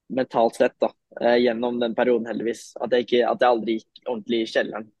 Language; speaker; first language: Norwegian; native; Norwegian